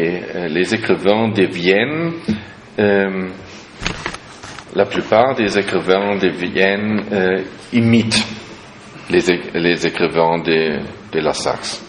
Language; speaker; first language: French; non-native, fluent; German